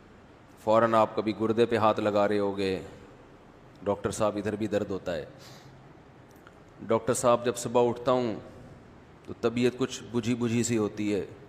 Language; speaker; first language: Urdu; native; Urdu